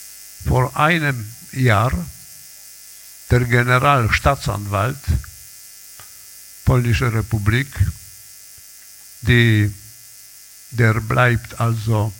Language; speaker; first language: German; non-native, learner; Polish